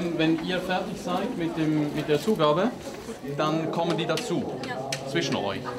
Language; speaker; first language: German; native; German